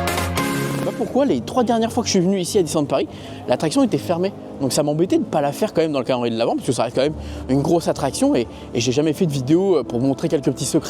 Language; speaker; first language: French; native; French